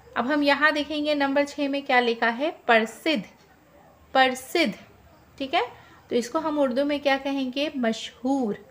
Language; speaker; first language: Hindi; native; Hindi